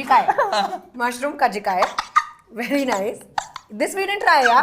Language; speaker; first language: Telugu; non-native, learner; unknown